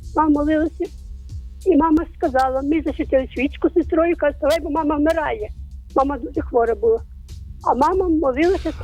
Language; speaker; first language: Ukrainian; native; Ukrainian